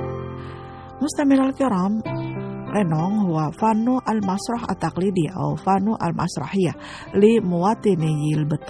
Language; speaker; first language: Arabic; non-native, fluent; Indonesian